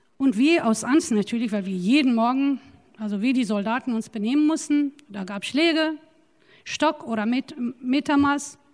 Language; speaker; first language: German; non-native, fluent; Turoyo